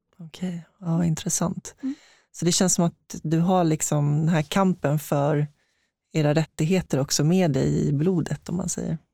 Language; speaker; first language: Swedish; native; Swedish